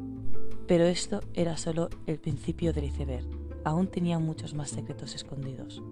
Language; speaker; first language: Spanish; native; Spanish